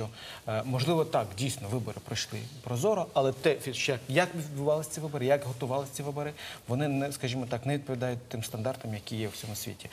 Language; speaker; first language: Ukrainian; native; Ukrainian